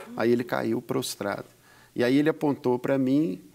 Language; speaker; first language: Portuguese; native; Portuguese